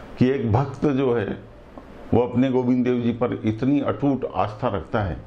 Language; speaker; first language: Hindi; native; Hindi